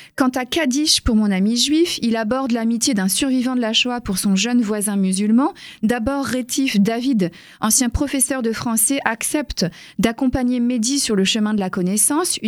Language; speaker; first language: French; native; French